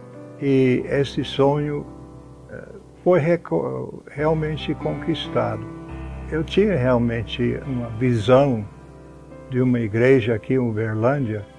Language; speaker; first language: Portuguese; non-native, fluent; English